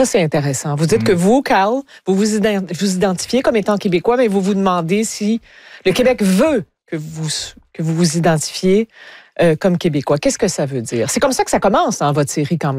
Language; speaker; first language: French; native; French